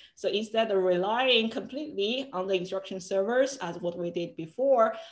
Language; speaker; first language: English; non-native, fluent; Chinese